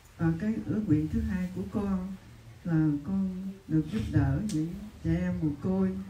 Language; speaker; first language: Vietnamese; early bilingual, heritage; Vietnamese